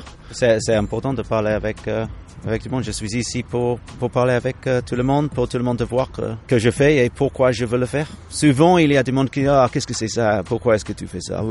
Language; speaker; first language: French; non-native, fluent; English